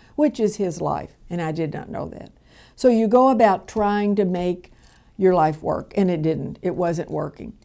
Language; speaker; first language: English; native; English